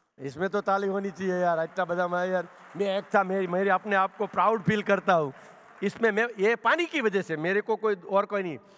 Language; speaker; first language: Hindi; non-native, local second language; Gujarati